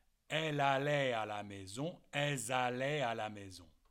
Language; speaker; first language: French; native; French